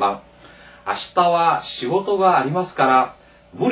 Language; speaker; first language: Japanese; non-native, fluent; Korean